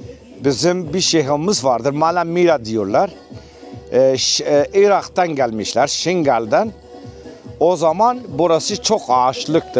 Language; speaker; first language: Turkish; non-native, local second language; Kurdish